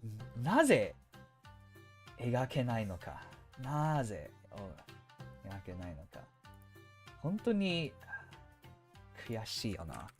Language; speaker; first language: Japanese; non-native, fluent; English